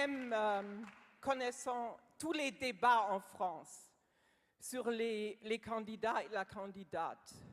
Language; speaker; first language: French; non-native, learner; German